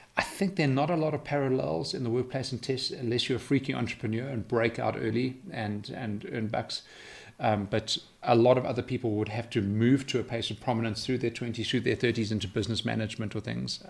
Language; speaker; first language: English; native; English